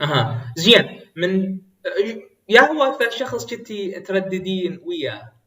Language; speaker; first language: Arabic; native; Arabic